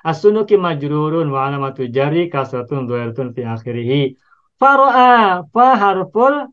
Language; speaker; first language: Arabic; non-native, fluent; Indonesian